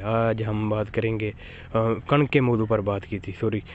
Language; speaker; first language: Urdu; non-native, local second language; Punjabi